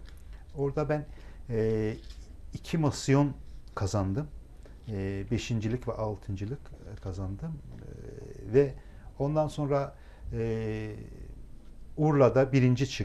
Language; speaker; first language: Turkish; non-native, local second language; Azerbaijani